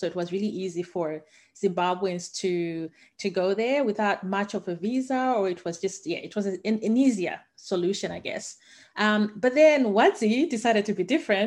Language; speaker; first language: English; non-native, local second language; Shona